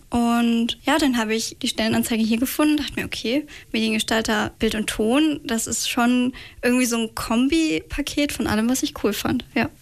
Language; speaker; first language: German; native; German